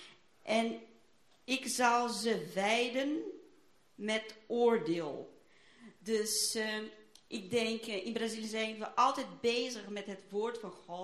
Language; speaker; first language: Dutch; non-native, fluent; Portuguese